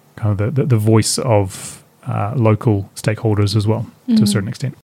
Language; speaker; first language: English; native; English